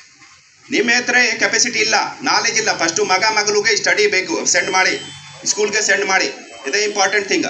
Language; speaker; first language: Kannada; non-native, learner; Hindi